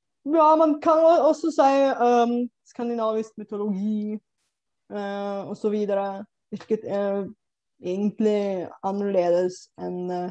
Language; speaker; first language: Norwegian; non-native, fluent; Bulgarian